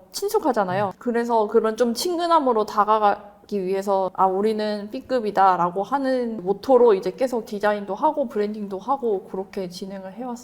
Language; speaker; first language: Korean; native; Korean